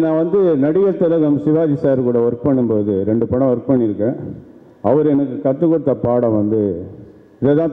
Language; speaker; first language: Tamil; native; Tamil